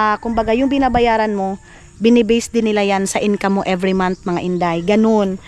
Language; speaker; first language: Filipino; non-native, local second language; Cebuano